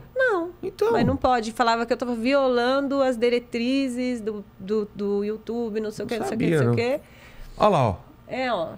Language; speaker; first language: Portuguese; native; Portuguese